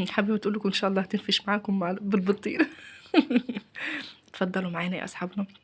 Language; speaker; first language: Arabic; native; Arabic